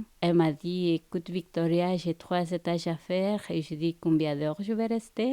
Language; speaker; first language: French; non-native, fluent; Spanish